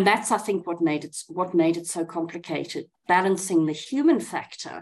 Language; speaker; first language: English; native; English